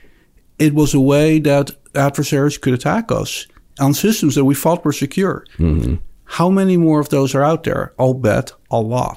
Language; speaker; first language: English; non-native, fluent; Dutch